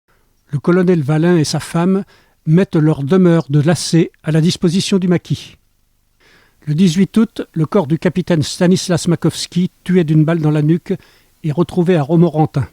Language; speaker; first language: French; native; French